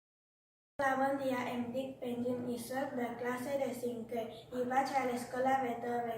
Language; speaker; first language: Catalan; non-native, learner; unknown